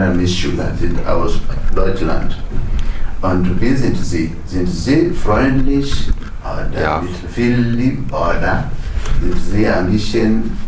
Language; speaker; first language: German; non-native, fluent; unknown